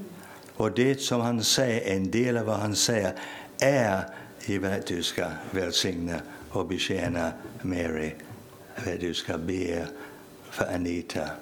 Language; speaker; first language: Swedish; non-native, fluent; English